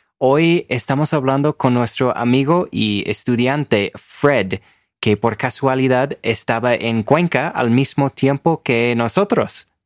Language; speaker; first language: Spanish; non-native, fluent; English